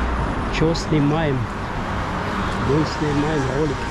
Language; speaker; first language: Russian; non-native, learner; French